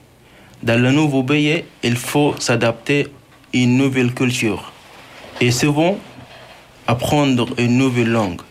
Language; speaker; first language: French; non-native, learner; Arabic